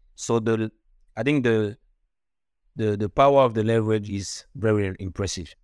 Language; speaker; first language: English; non-native, local second language; French